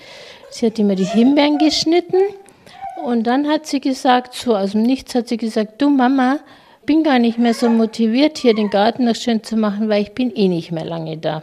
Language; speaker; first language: German; native; German